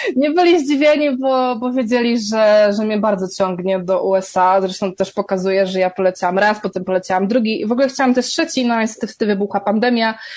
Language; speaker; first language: Polish; native; Polish